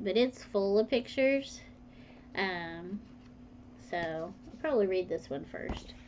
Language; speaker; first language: English; native; English